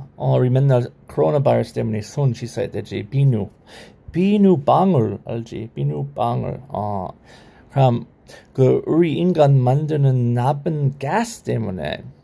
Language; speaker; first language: Korean; non-native, learner; English